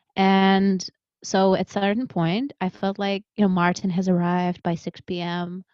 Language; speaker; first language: English; early bilingual, other home language; Russian